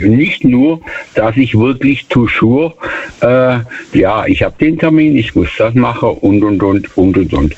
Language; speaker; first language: German; native; German